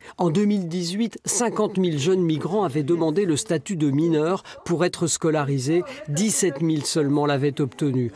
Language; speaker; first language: French; native; French